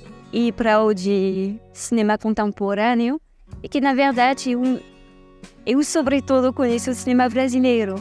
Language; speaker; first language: Portuguese; non-native, fluent; French